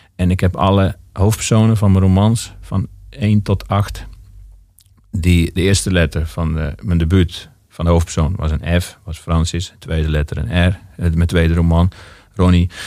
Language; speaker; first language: Dutch; native; Dutch